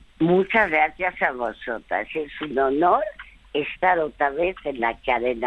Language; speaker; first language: Spanish; early bilingual, other home language; French